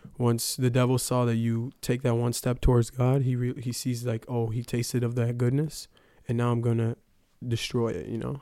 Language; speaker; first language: English; early bilingual, other home language; Ukrainian